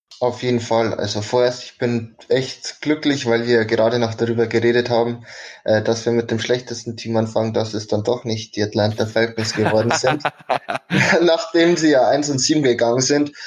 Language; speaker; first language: German; native; German